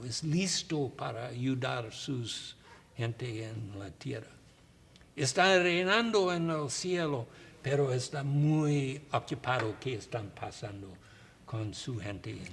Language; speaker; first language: Spanish; non-native, learner; English